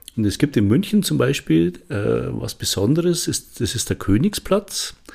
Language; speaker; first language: German; native; German